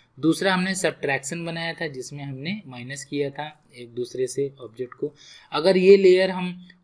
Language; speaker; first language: Hindi; native; Hindi